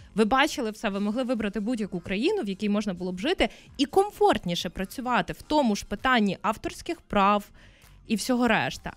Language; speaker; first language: Ukrainian; native; Ukrainian